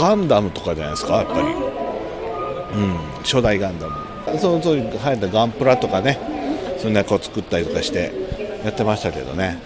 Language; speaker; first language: Japanese; native; Japanese